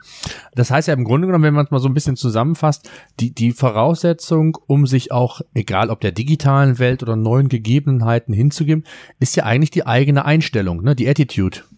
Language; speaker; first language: German; native; German